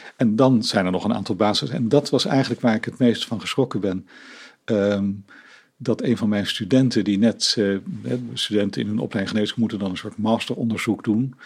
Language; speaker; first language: Dutch; native; Dutch